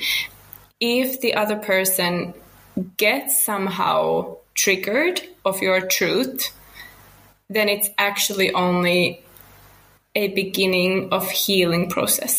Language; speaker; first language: English; non-native, fluent; Finnish